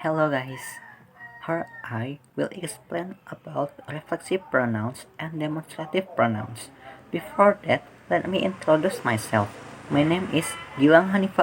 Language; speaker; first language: English; non-native, learner; Indonesian